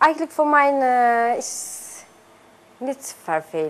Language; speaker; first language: Dutch; non-native, learner; Turkish